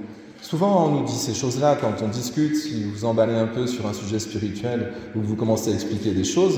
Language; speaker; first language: French; native; French